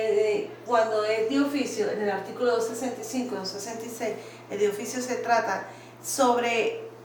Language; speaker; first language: Spanish; native; Spanish